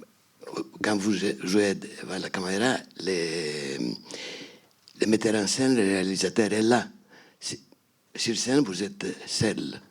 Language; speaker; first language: French; non-native, fluent; Greek